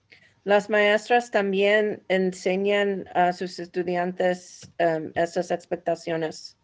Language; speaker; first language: Spanish; non-native, learner; English